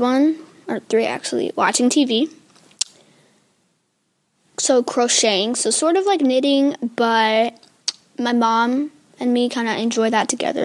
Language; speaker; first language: English; native; English